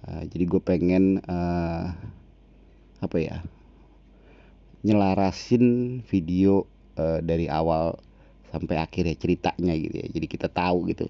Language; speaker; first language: Indonesian; native; Indonesian